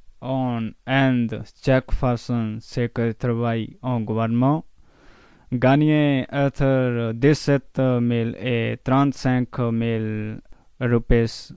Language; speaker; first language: French; non-native, learner; Punjabi